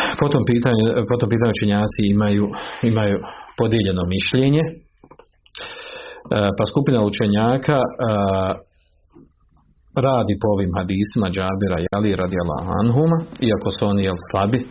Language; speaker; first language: Croatian; native; Croatian